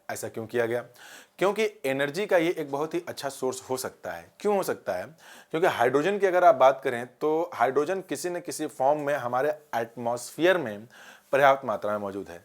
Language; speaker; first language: Hindi; native; Hindi